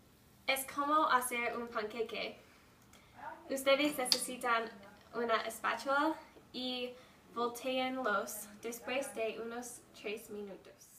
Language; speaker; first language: Spanish; non-native, learner; English